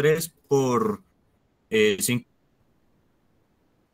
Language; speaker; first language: Spanish; native; Spanish